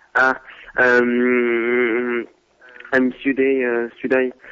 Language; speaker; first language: English; non-native, learner; French